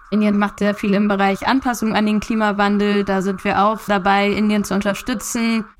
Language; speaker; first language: German; native; German